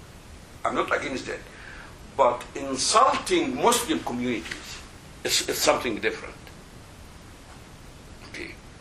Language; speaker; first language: English; non-native, fluent; Arabic